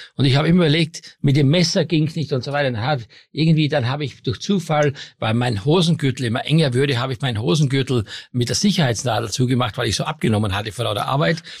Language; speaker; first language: German; native; German